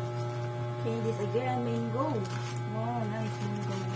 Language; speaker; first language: English; non-native, local second language; Filipino